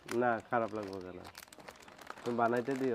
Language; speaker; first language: Bangla; native; Bangla